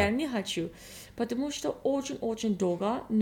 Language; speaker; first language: Russian; non-native, learner; English